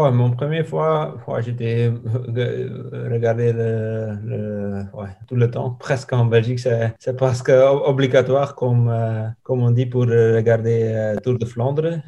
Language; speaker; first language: French; non-native, learner; Dutch